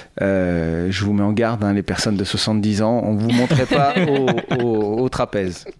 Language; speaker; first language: French; native; French